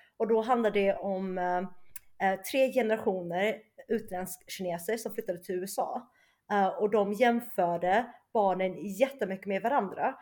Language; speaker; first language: Swedish; early bilingual, other home language; Chinese